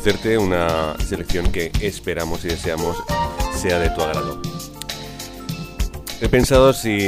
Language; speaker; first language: Spanish; native; Spanish